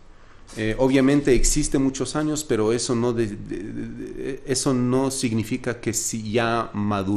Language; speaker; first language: Spanish; non-native, fluent; Arabic